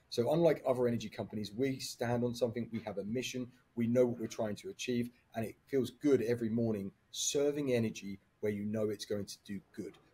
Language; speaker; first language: English; native; English